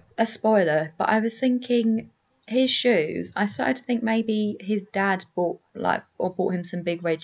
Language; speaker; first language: English; native; English